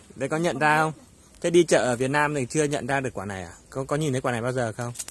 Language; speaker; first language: Vietnamese; native; Vietnamese